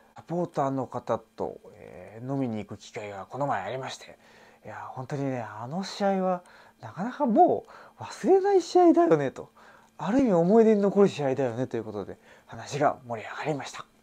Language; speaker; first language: Japanese; native; Japanese